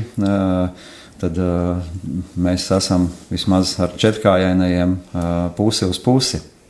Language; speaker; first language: Latvian; native; Latvian